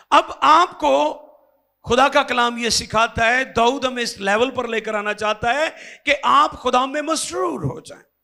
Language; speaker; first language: Urdu; non-native, local second language; Punjabi